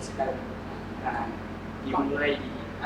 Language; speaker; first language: Indonesian; non-native, fluent; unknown